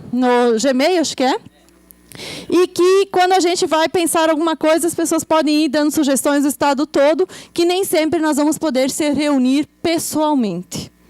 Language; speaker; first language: Portuguese; native; Portuguese